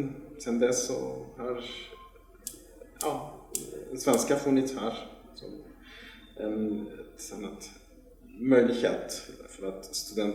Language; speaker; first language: Swedish; non-native, fluent; Spanish